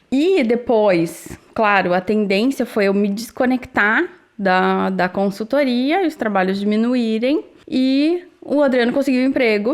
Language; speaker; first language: Portuguese; native; Portuguese